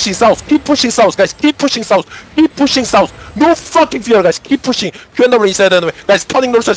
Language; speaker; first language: English; non-native, learner; Korean